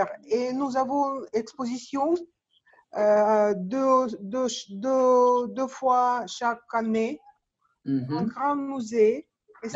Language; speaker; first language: French; non-native, learner; Russian